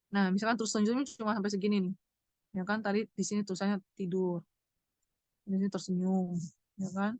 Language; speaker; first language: Indonesian; native; Indonesian